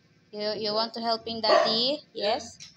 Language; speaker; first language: English; non-native, learner; Filipino